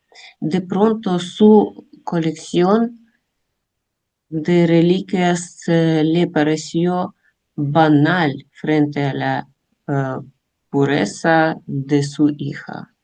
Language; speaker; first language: Spanish; non-native, learner; Russian